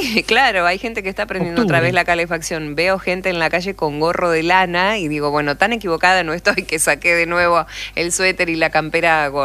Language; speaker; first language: Spanish; native; Spanish